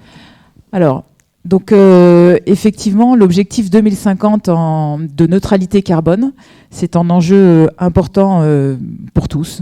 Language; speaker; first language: French; native; French